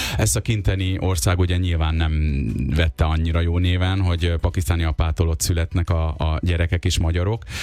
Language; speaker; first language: Hungarian; early bilingual, other home language; Urdu